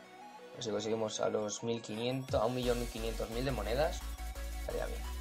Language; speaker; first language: Spanish; native; Spanish